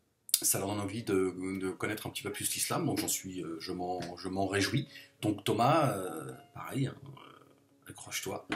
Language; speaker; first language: French; native; French